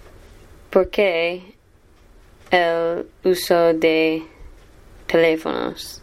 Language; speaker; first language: Spanish; non-native, learner; English